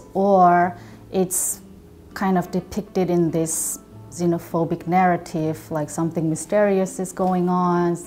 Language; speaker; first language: English; non-native, fluent; Korean